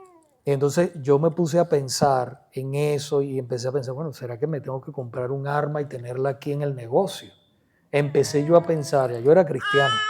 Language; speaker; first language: Spanish; native; Spanish